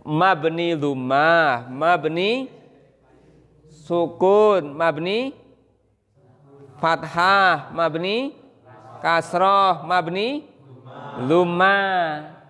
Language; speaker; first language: Arabic; non-native, fluent; Indonesian